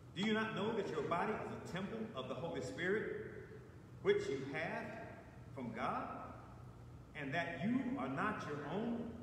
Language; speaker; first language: English; native; English